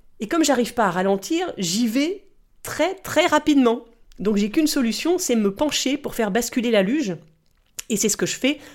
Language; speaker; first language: French; native; French